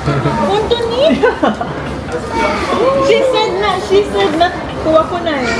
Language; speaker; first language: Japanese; non-native, learner; Filipino